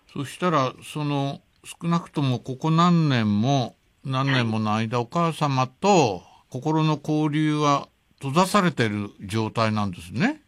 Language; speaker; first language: Japanese; native; Japanese